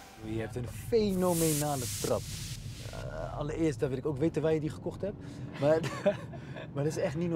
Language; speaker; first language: Dutch; native; Dutch